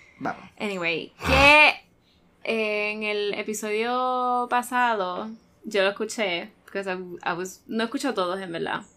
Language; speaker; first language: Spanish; native; Spanish